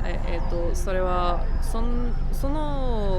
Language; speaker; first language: Japanese; non-native, learner; English